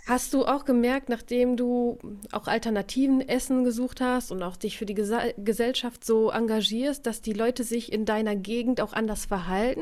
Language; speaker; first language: German; native; German